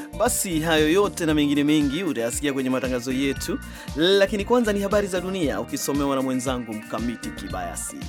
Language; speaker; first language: Swahili; non-native, local second language; Kikuyu